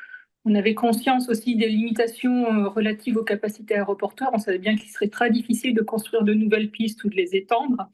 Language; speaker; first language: French; native; French